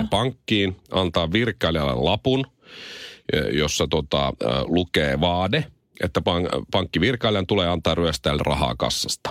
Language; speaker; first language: Finnish; native; Finnish